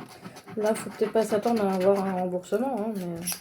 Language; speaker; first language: French; native; French